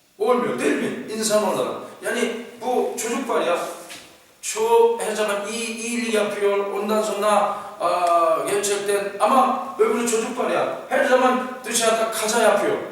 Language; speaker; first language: Turkish; non-native, fluent; Korean